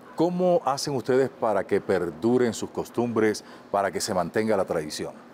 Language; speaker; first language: Spanish; native; Spanish